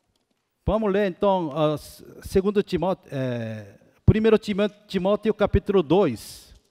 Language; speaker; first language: Portuguese; non-native, fluent; Korean